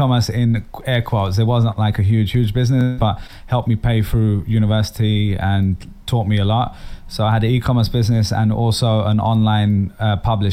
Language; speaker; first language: English; native; English